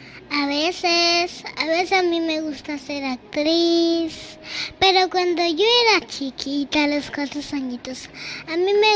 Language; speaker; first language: Spanish; early bilingual, other home language; Haitian Creole